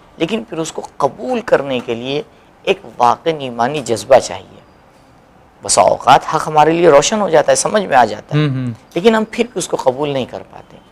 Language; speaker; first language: Urdu; native; Urdu